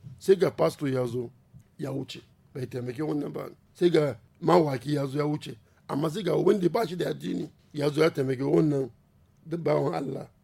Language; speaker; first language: Hausa; non-native, local second language; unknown